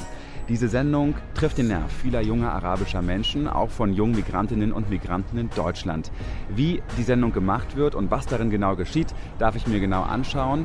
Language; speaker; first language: German; native; German